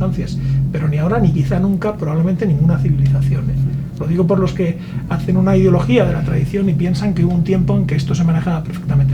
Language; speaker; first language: Spanish; native; Spanish